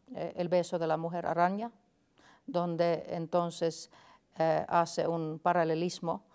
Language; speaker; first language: Spanish; non-native, fluent; Finnish